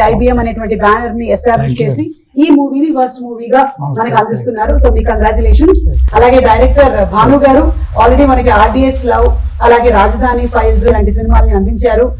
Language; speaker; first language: Telugu; non-native, local second language; Malayalam